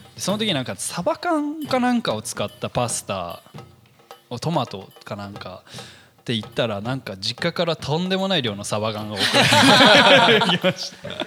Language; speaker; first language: Japanese; native; Japanese